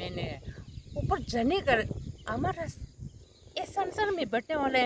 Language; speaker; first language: Hindi; non-native, local second language; Tibetan